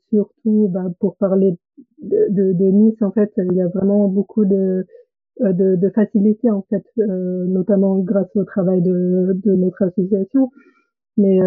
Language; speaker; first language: French; non-native, fluent; German